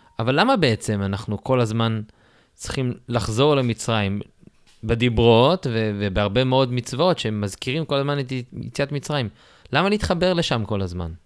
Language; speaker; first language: Hebrew; native; Hebrew